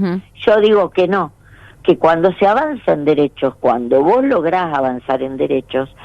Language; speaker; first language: Spanish; native; Spanish